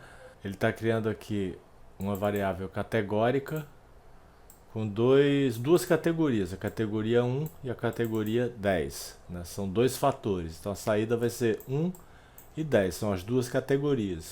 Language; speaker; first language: Portuguese; native; Portuguese